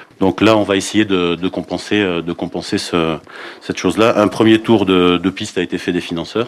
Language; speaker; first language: French; native; French